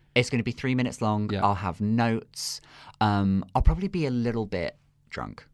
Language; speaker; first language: English; native; English